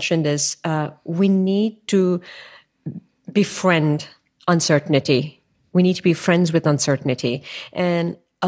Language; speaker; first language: English; non-native, local second language; Tamil